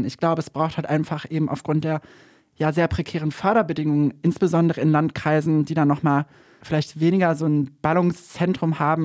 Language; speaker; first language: German; native; German